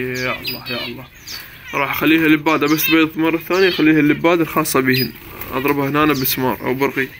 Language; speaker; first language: Arabic; native; Arabic